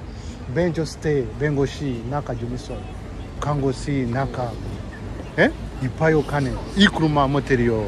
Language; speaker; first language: Japanese; non-native, learner; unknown